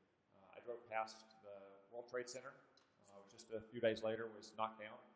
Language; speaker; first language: English; native; English